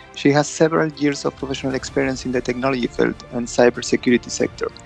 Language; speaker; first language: English; non-native, fluent; Spanish